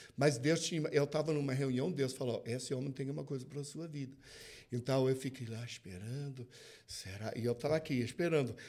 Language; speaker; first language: Portuguese; non-native, fluent; English